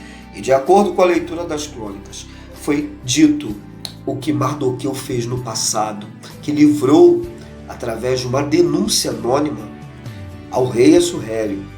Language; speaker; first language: Portuguese; native; Portuguese